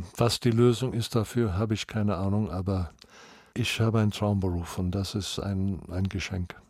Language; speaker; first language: German; non-native, fluent; English